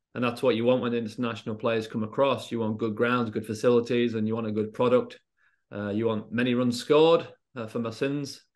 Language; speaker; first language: English; native; English